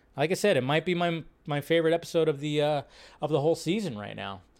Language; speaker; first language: English; native; English